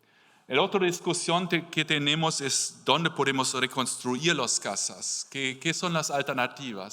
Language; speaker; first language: Spanish; non-native, learner; German